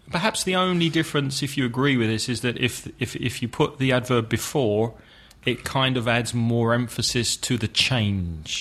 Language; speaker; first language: English; native; English